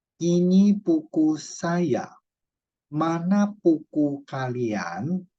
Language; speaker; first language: Indonesian; non-native, fluent; Chinese